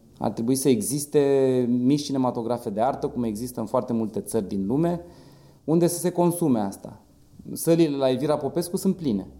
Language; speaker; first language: Romanian; native; Romanian